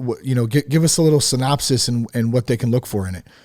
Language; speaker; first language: English; native; English